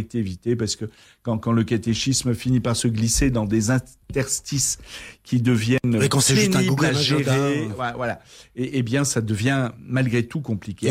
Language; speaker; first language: French; native; French